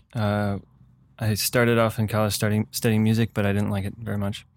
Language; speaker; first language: English; native; English